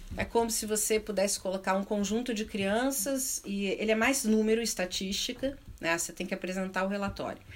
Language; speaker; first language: Portuguese; native; Portuguese